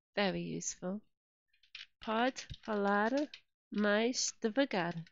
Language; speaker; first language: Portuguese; non-native, fluent; English